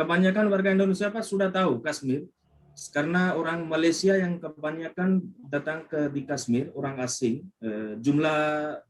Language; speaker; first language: Indonesian; non-native, fluent; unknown